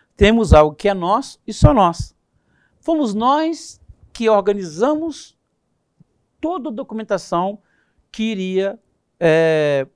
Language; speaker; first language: Portuguese; native; Portuguese